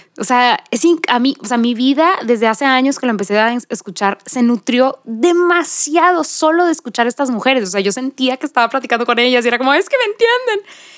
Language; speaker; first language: Spanish; native; Spanish